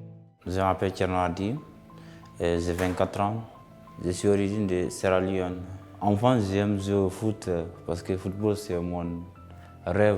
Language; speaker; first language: French; non-native, learner; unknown